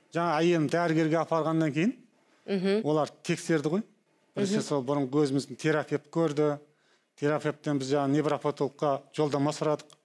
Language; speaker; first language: Kazakh; native; Kazakh